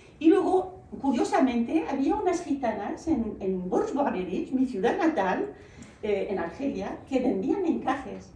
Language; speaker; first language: Spanish; non-native, fluent; Arabic